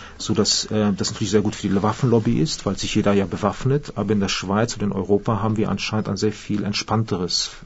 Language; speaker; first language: German; non-native, fluent; English